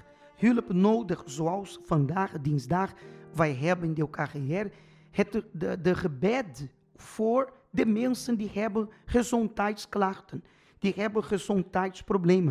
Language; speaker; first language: Dutch; non-native, fluent; Portuguese